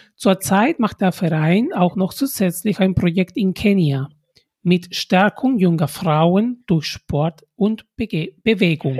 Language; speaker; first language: German; non-native, fluent; Spanish